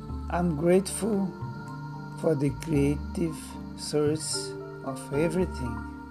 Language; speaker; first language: English; non-native, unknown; Portuguese